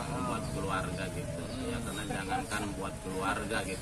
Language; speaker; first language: Indonesian; native; Indonesian